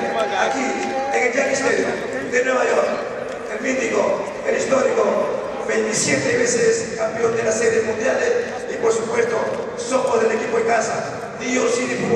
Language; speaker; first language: Spanish; native; Spanish